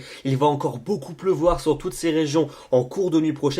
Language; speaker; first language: French; native; French